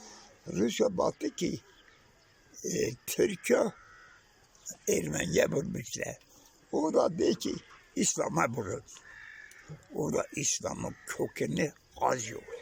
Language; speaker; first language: Turkish; non-native, local second language; Kurdish